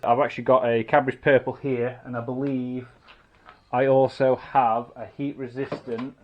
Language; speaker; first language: English; native; English